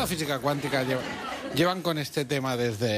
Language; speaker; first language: Spanish; native; Spanish